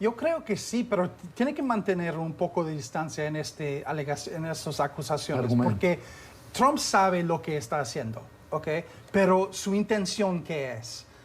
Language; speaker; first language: Spanish; non-native, fluent; English